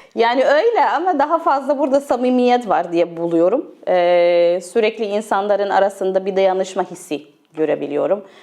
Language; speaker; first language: Turkish; non-native, fluent; Arabic